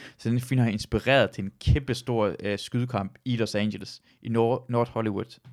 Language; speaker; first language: Danish; early bilingual, other home language; Persian